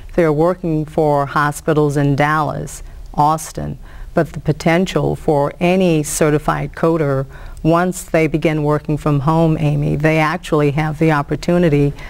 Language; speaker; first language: English; native; English